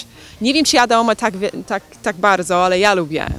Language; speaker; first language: Polish; non-native, learner; English